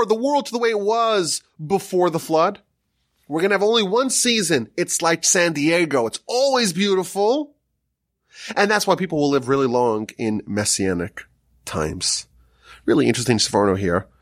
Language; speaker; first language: English; native; English